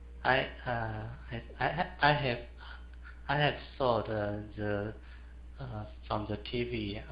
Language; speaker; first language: English; non-native, learner; Chinese